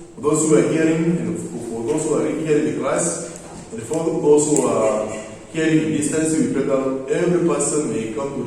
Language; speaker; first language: English; non-native, local second language; Swahili